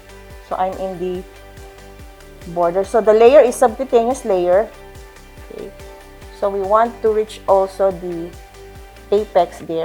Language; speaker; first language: English; non-native, local second language; Filipino